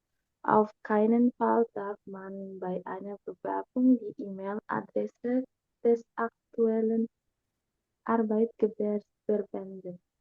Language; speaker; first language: German; non-native, learner; Indonesian